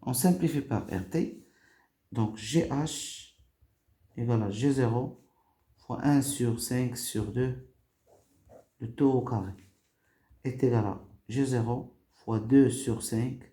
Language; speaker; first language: French; non-native, local second language; Arabic